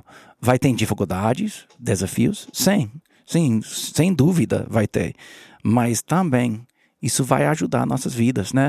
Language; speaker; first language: Portuguese; non-native, learner; English